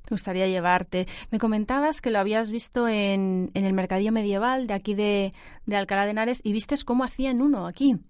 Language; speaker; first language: Spanish; native; Spanish